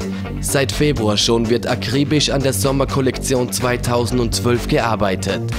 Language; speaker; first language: German; native; German